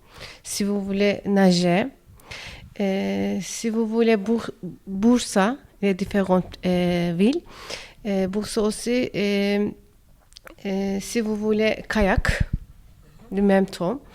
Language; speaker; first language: French; non-native, learner; Turkish